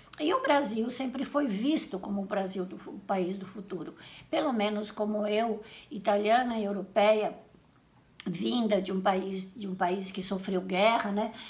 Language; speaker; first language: Portuguese; non-native, fluent; Italian